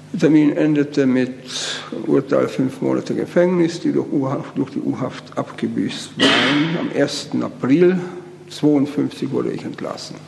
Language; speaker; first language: German; native; German